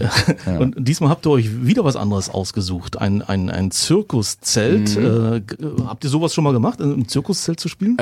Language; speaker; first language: German; native; German